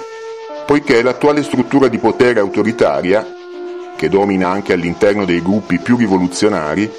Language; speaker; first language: Italian; native; Italian